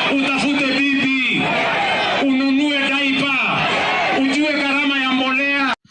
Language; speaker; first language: Swahili; non-native, local second language; Kalenjin